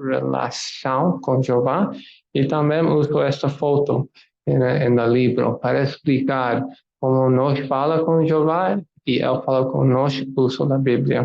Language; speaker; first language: Portuguese; non-native, learner; English